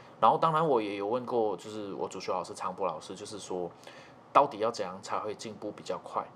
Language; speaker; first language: Chinese; native; Chinese